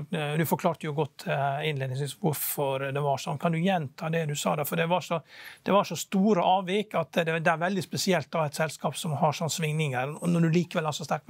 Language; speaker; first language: Norwegian; native; Norwegian